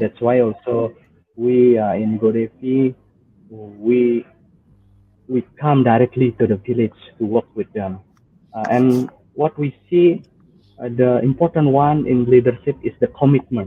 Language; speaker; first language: English; non-native, fluent; Indonesian